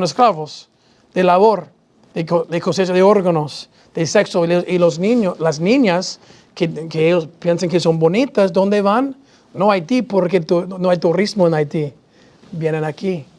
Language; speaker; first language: Spanish; non-native, fluent; English